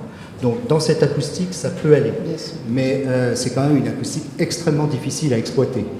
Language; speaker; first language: French; native; French